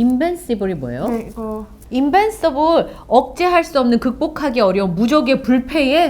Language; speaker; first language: Korean; native; Korean